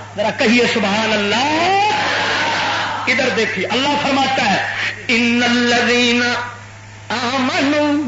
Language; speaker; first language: Urdu; non-native, local second language; Punjabi